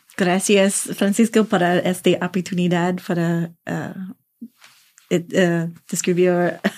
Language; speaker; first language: Spanish; non-native, learner; English